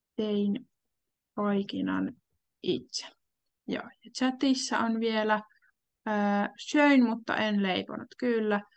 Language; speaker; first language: Finnish; native; Finnish